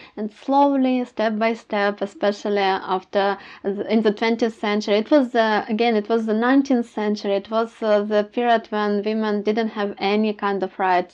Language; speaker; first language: English; non-native, fluent; Ukrainian